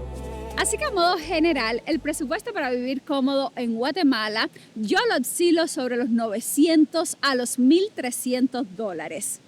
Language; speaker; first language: Spanish; native; Spanish